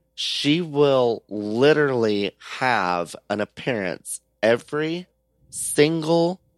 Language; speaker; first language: English; native; English